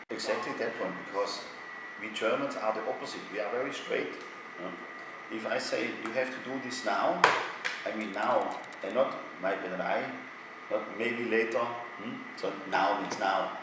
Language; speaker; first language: English; non-native, fluent; German